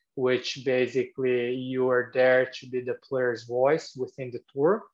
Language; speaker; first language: English; non-native, fluent; Portuguese